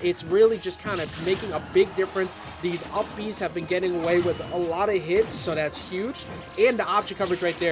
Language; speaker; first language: English; native; English